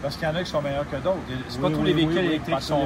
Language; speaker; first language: French; native; French